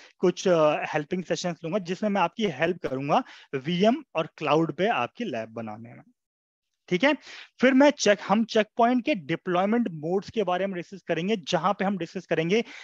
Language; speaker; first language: Hindi; native; Hindi